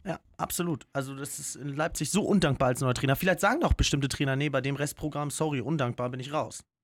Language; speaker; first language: German; native; German